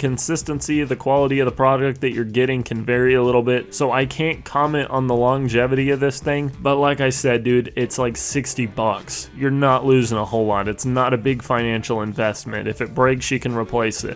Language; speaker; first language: English; native; English